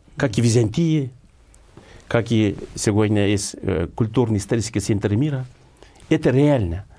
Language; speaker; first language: Russian; non-native, local second language; Kyrgyz